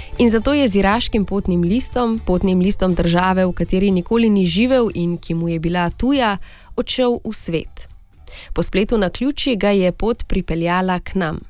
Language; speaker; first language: Slovenian; native; Slovenian